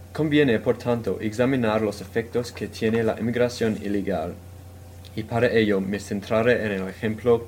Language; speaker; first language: Spanish; non-native, fluent; English